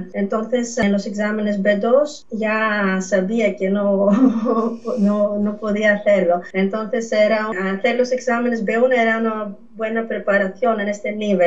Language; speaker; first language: Spanish; non-native, fluent; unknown